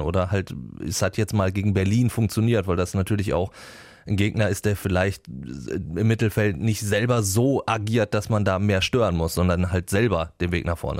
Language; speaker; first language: German; native; German